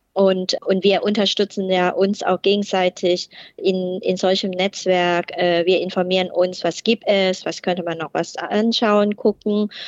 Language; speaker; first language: German; non-native, fluent; Thai